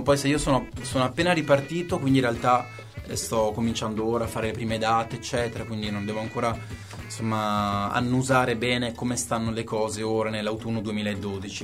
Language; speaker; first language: Italian; native; Italian